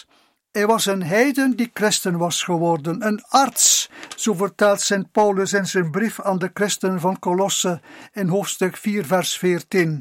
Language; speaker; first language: Dutch; native; Dutch